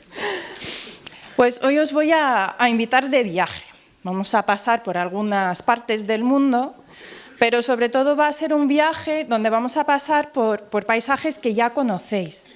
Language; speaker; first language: Spanish; non-native, fluent; Norwegian